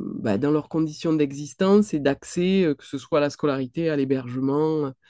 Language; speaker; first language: French; native; French